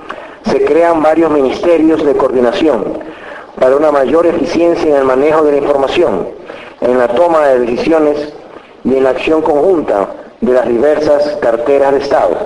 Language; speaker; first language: Spanish; native; Spanish